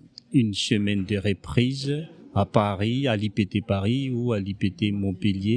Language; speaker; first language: French; non-native, local second language; Malagasy